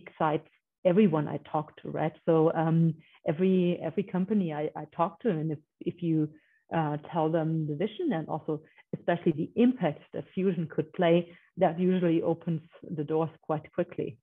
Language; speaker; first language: English; non-native, fluent; German